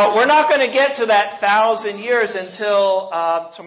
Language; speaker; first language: English; native; English